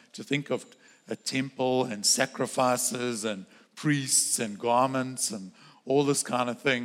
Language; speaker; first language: English; native; English